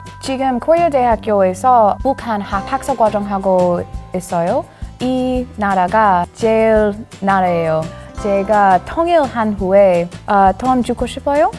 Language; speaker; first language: Korean; non-native, learner; English